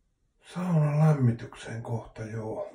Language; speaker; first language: Finnish; native; Finnish